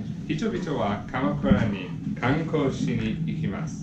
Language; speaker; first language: Japanese; non-native, learner; English